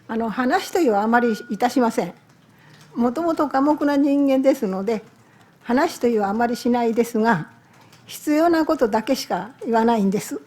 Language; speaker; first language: Japanese; native; Japanese